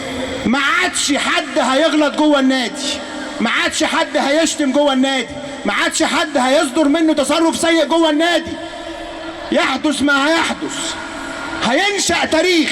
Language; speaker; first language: Arabic; native; Arabic